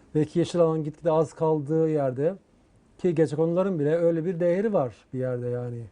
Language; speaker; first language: Turkish; native; Turkish